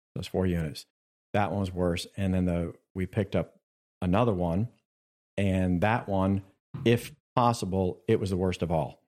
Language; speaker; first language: English; native; English